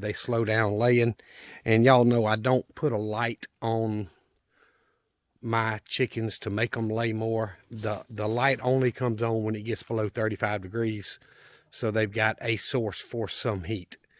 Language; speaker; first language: English; native; English